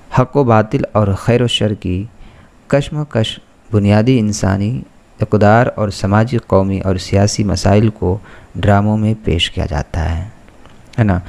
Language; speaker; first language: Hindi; native; Hindi